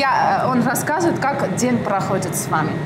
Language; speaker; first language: Russian; non-native, fluent; Armenian